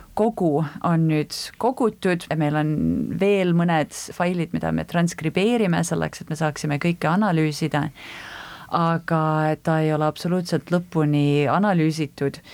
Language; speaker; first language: Estonian; early bilingual, heritage; Estonian